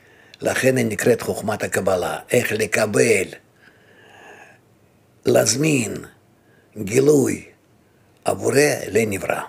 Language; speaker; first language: Hebrew; non-native, fluent; Russian